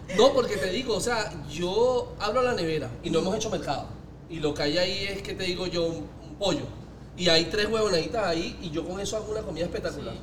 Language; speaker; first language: Spanish; native; Spanish